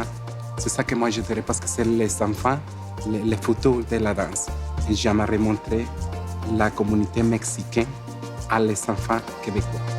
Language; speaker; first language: French; non-native, fluent; Spanish